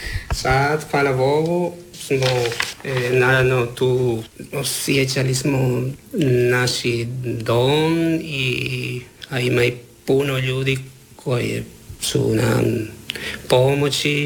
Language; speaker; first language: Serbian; non-native, learner; Spanish